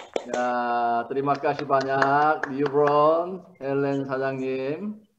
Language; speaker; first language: Indonesian; non-native, learner; Korean